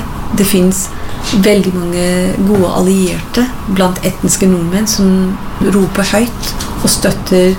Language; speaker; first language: Norwegian; non-native, fluent; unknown